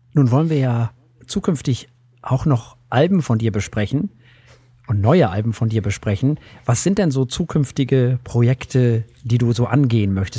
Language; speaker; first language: German; native; German